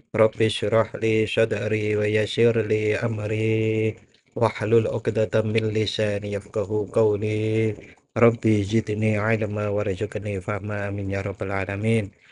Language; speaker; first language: Indonesian; non-native, local second language; Javanese